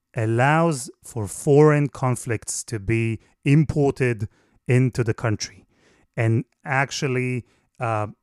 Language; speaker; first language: English; non-native, fluent; Hebrew